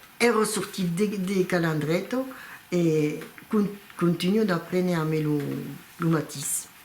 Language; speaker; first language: Occitan; non-native, local second language; French